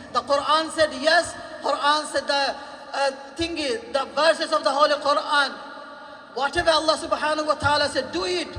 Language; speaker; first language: English; non-native, local second language; Bangla